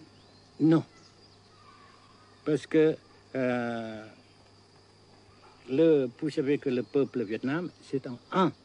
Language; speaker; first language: French; non-native, fluent; Vietnamese